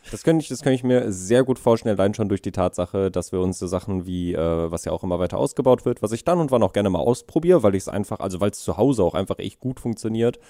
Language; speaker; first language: German; native; German